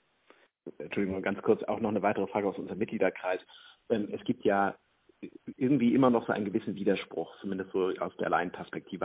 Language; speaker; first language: German; native; German